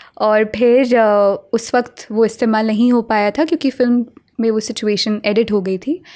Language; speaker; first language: Hindi; native; Hindi